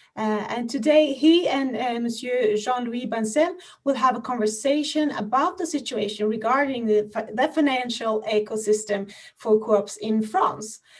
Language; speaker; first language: English; non-native, fluent; Swedish